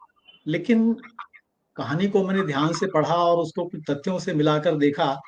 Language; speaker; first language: Hindi; native; Hindi